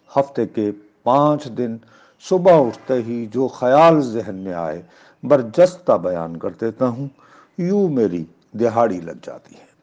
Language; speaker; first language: Urdu; non-native, local second language; Punjabi